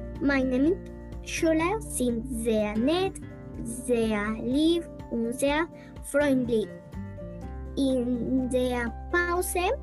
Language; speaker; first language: German; non-native, learner; Spanish